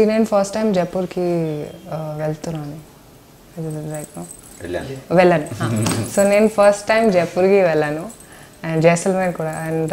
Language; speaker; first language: Telugu; non-native, learner; Hindi